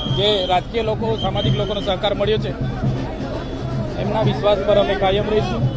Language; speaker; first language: Gujarati; non-native, local second language; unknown